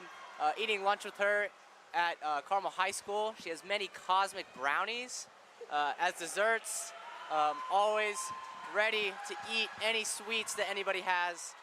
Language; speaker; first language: English; native; English